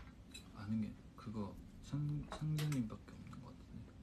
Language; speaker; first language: Korean; non-native, fluent; Chinese